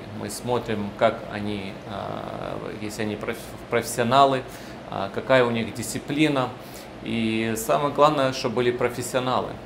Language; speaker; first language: Russian; early bilingual, heritage; Russian